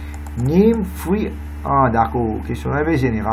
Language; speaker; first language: French; non-native, local second language; Morisyen